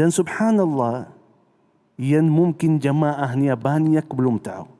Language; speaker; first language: Indonesian; non-native, fluent; Arabic